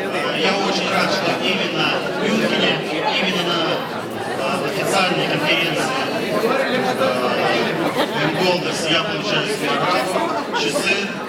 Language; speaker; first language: Russian; native; Russian